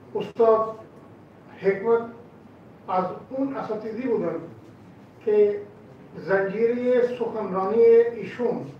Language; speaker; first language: Persian; non-native, fluent; Hindi